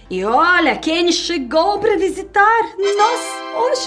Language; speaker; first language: Portuguese; non-native, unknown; Russian